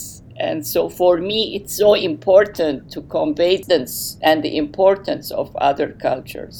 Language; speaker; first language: English; non-native, fluent; Arabic